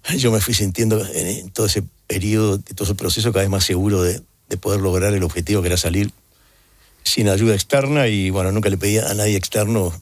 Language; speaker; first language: Spanish; native; Spanish